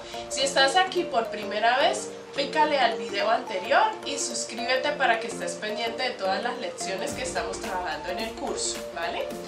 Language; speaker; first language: Spanish; native; Spanish